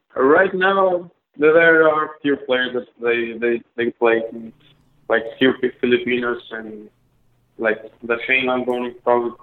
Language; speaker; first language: English; early bilingual, other home language; Albanian